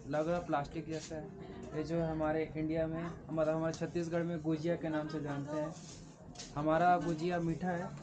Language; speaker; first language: Hindi; native; Hindi